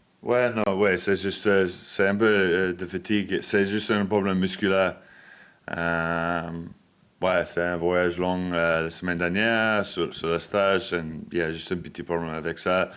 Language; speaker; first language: French; non-native, fluent; English